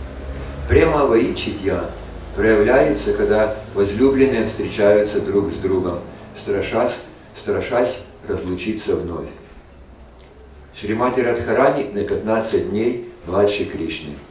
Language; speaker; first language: Russian; native; Russian